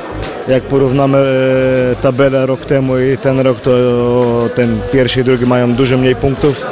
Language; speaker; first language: Polish; non-native, fluent; Slovenian